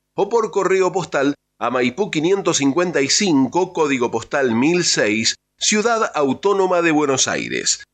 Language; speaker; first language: Spanish; native; Spanish